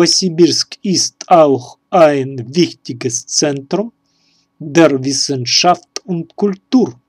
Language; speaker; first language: German; non-native, learner; Russian